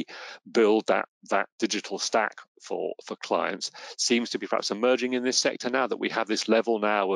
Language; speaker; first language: English; native; English